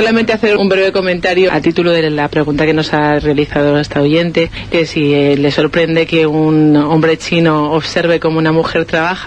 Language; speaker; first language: Spanish; native; Spanish